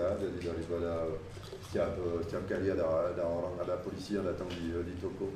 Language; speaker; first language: Indonesian; non-native, fluent; French